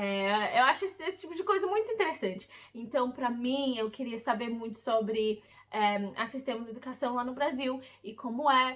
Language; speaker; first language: Portuguese; early bilingual, heritage; English